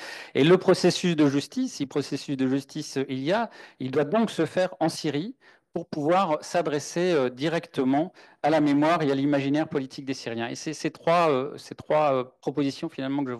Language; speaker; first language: French; native; French